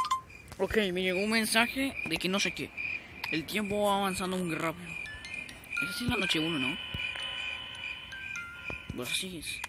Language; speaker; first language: Spanish; native; Spanish